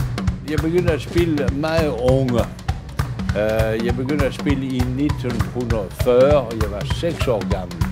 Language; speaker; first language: Danish; non-native, fluent; French